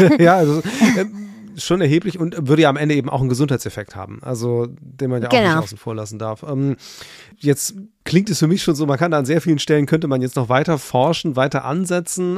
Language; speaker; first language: German; native; German